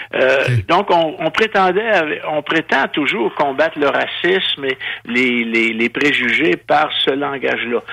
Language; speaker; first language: French; native; French